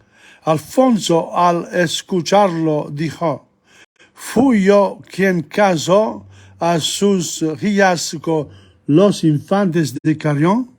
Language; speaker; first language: Spanish; non-native, learner; English